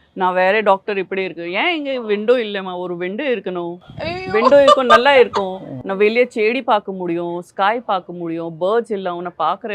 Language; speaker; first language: Tamil; non-native, fluent; Gujarati